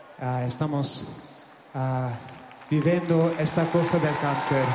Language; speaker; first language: Spanish; non-native, learner; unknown